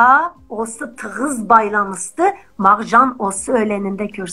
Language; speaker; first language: Kazakh; non-native, fluent; Turkish